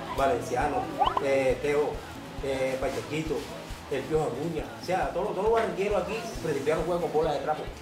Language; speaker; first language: Spanish; native; Spanish